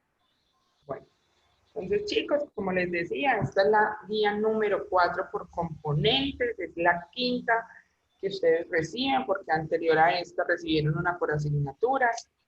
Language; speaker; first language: Spanish; native; Spanish